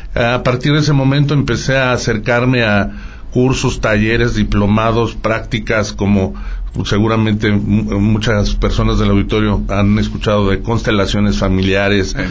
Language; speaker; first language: Spanish; native; Spanish